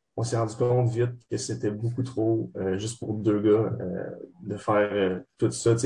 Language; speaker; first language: French; native; French